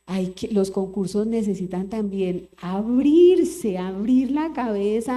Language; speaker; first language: Spanish; native; Spanish